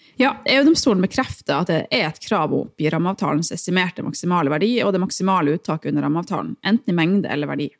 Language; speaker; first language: Norwegian; native; Norwegian